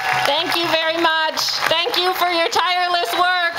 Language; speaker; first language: English; native; English